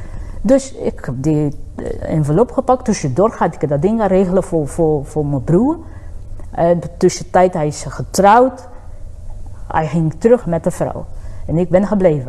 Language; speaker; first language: Dutch; non-native, fluent; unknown